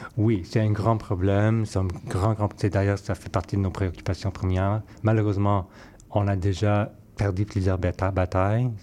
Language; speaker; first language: French; non-native, fluent; English